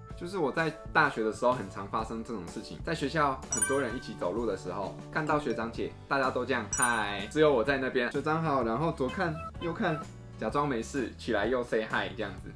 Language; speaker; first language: Chinese; non-native, fluent; Korean